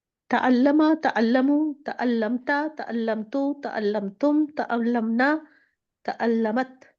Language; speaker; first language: Arabic; non-native, learner; Urdu